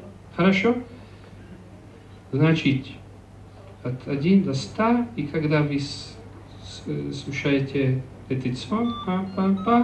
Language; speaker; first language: Russian; non-native, learner; Czech